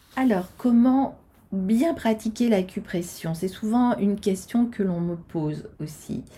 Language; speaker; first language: French; native; French